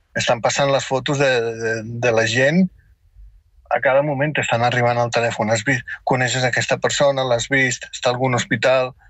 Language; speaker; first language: Catalan; early bilingual, heritage; Catalan